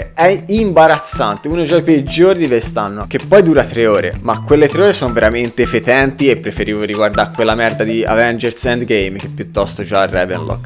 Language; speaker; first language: Italian; native; Italian